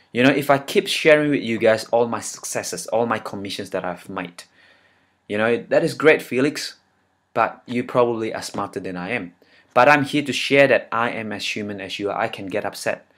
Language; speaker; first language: English; non-native, fluent; Indonesian